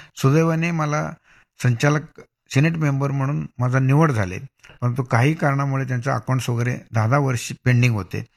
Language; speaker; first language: Marathi; non-native, local second language; Kannada